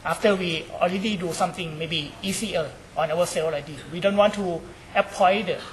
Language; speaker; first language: English; non-native, learner; Thai